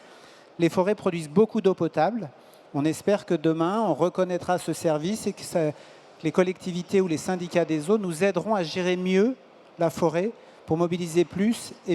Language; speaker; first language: French; native; French